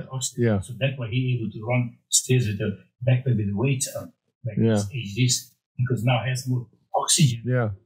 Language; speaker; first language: English; non-native, fluent; Romanian